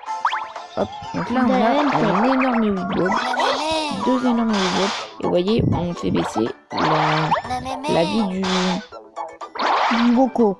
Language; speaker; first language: French; native; French